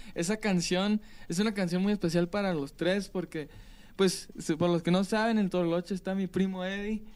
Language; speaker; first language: Spanish; early bilingual, heritage; Spanish